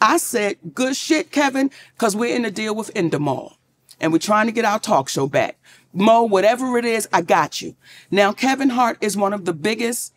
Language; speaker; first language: English; native; English